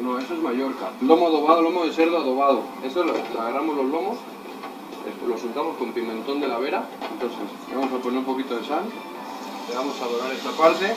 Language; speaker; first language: Spanish; native; Spanish